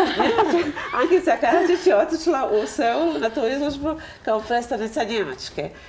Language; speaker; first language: Croatian; native; Croatian